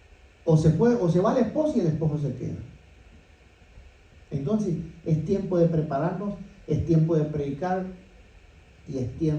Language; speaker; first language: Spanish; native; Spanish